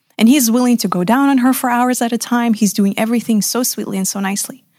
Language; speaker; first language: English; non-native, fluent; Russian